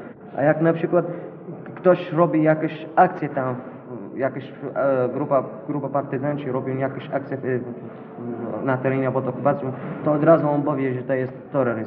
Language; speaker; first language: Polish; non-native, learner; Arabic